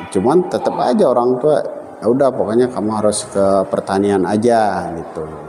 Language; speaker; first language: Indonesian; native; Indonesian